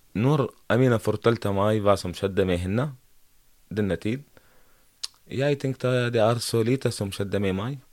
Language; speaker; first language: Norwegian; non-native, learner; Arabic